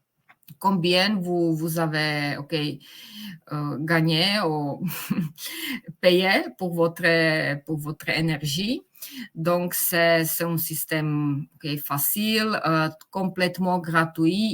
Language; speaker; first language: French; non-native, fluent; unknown